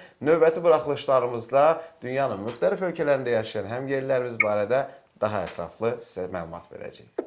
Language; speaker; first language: Azerbaijani; native; Azerbaijani